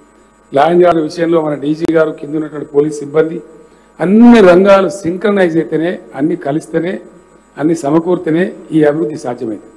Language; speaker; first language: Telugu; native; Telugu